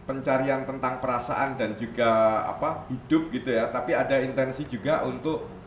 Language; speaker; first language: Indonesian; non-native, local second language; Javanese